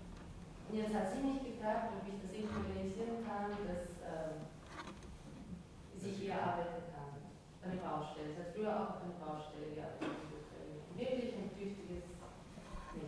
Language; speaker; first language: German; non-native, fluent; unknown